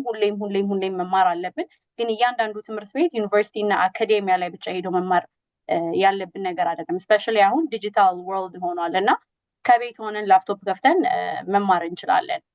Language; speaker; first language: Amharic; native; Amharic